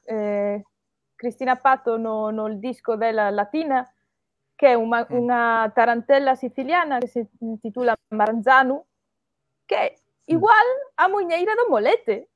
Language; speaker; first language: Galician; early bilingual, heritage; Galician